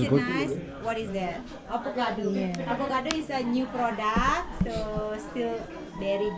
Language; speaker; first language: English; non-native, learner; Balinese